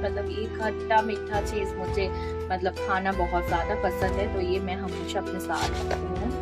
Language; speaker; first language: Hindi; non-native, local second language; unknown